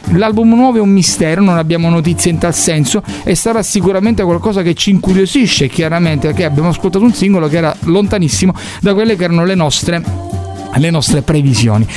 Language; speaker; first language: Italian; native; Italian